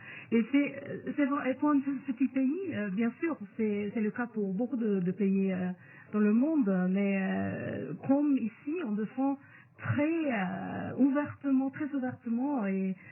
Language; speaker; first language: French; non-native, fluent; Norwegian